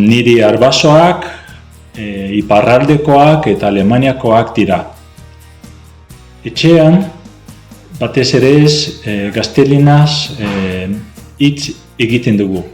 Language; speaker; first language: Basque; non-native, fluent; Spanish